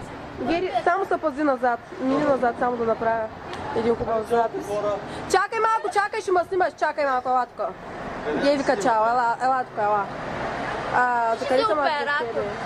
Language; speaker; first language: Bulgarian; native; Bulgarian